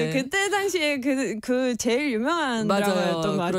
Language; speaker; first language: Korean; non-native, fluent; Spanish